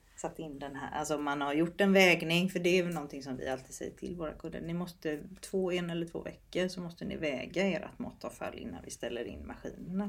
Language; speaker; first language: Swedish; native; Swedish